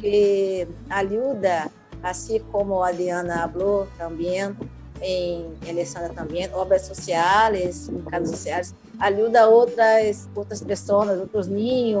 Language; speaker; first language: Spanish; non-native, learner; Portuguese